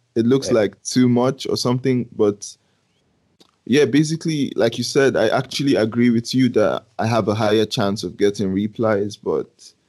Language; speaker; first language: English; non-native, local second language; Yoruba